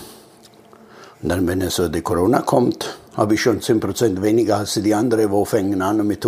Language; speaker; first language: German; non-native, learner; Italian